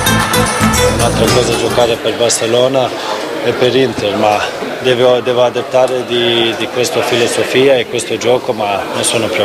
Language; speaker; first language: Italian; non-native, fluent; Swedish